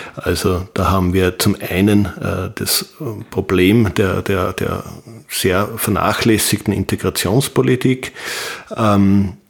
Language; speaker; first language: German; native; German